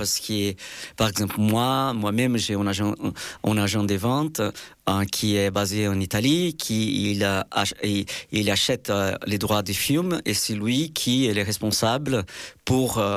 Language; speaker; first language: French; non-native, fluent; Portuguese